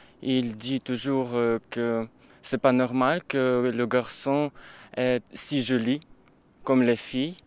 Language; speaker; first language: French; non-native, learner; Ukrainian